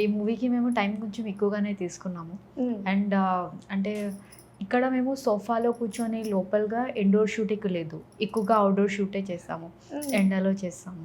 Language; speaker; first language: Telugu; non-native, fluent; Odia